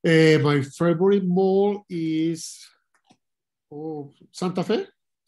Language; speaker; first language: English; non-native, learner; Spanish